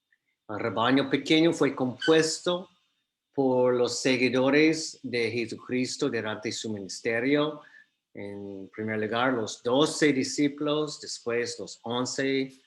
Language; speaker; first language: Spanish; non-native, fluent; English